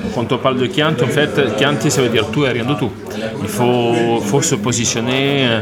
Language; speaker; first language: French; non-native, fluent; Italian